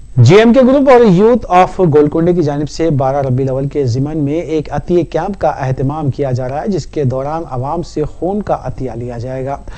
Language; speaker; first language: Urdu; native; Urdu